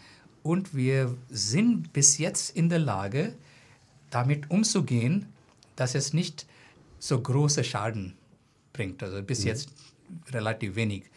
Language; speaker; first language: German; non-native, fluent; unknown